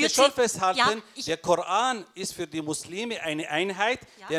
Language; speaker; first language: German; non-native, fluent; Arabic